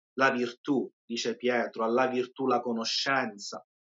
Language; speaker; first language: Italian; native; Italian